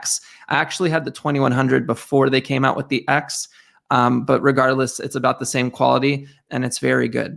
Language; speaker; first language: English; native; English